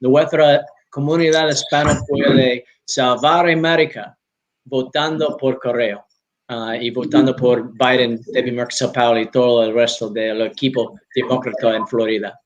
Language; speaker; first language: Spanish; non-native, learner; English